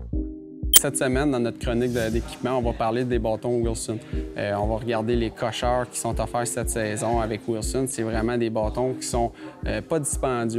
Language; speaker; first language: French; native; French